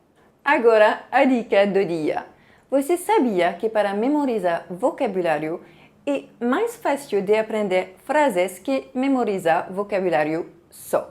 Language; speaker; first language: Portuguese; non-native, fluent; French